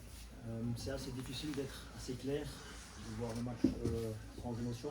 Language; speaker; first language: French; native; French